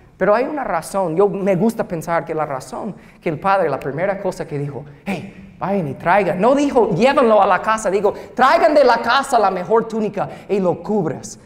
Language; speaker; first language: Spanish; non-native, fluent; English